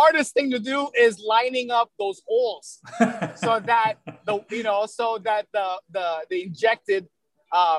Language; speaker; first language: English; early bilingual, other home language; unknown